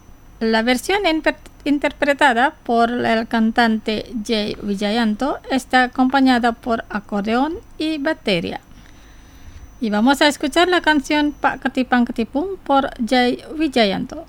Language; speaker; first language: Spanish; non-native, fluent; Indonesian